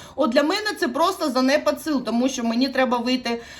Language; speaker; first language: Ukrainian; non-native, local second language; Russian